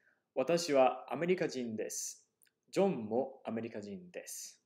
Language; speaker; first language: Japanese; non-native, fluent; English